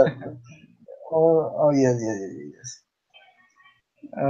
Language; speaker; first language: English; non-native, learner; Spanish